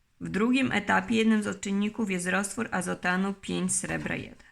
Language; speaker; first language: Polish; native; Polish